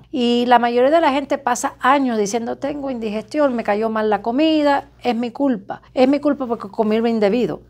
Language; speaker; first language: Spanish; native; Spanish